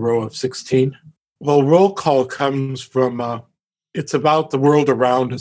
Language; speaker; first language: English; native; English